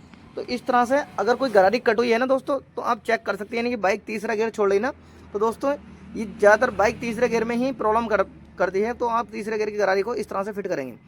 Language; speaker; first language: Hindi; native; Hindi